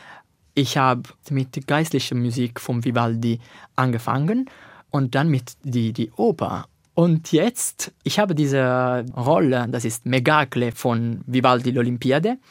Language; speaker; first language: German; non-native, learner; Italian